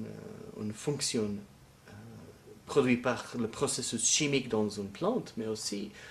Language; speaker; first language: French; non-native, fluent; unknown